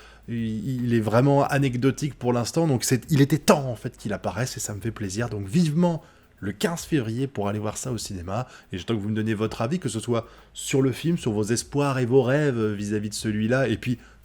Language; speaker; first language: French; native; French